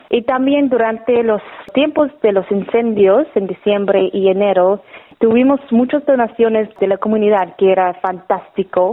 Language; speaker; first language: Spanish; non-native, fluent; English